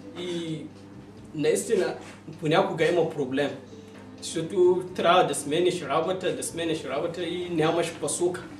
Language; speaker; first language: Bulgarian; non-native, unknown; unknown